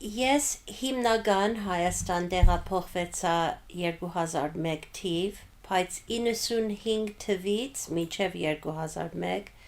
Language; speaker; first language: Armenian; early bilingual, heritage; Armenian